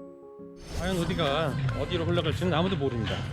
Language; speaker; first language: Korean; native; Korean